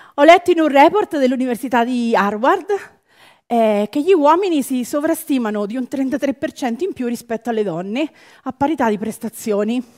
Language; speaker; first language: Italian; native; Italian